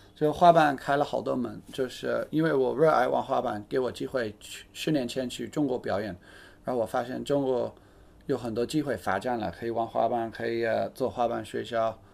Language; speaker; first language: Chinese; non-native, fluent; English